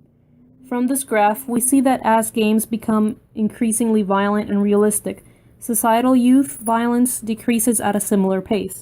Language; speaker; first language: English; native; English